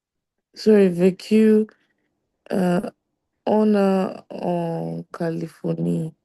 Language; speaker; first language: French; non-native, learner; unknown